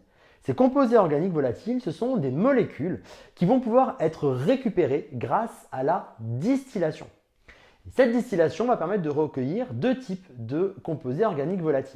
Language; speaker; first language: French; native; French